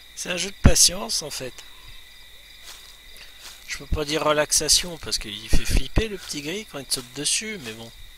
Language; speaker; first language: French; native; French